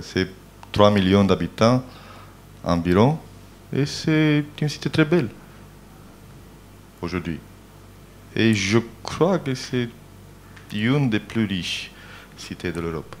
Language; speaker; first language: French; non-native, fluent; Romanian